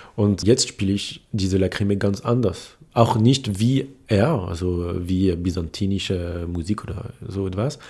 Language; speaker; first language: German; non-native, fluent; French